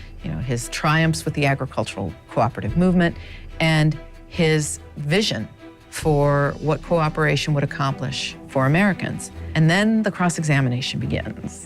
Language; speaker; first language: English; native; English